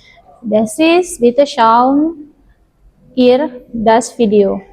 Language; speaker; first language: German; non-native, learner; Indonesian